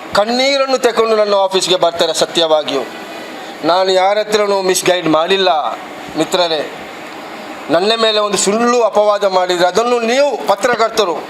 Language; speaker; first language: Kannada; non-native, local second language; Badaga